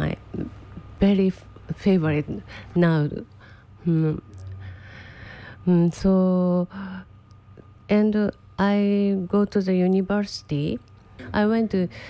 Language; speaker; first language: English; non-native, learner; Japanese